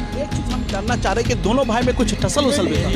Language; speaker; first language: Hindi; native; Hindi